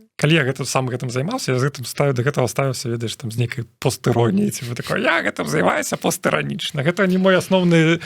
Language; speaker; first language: Belarusian; non-native, local second language; Russian